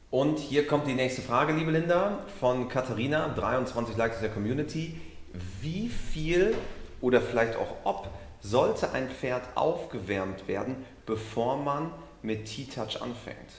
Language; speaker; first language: German; native; German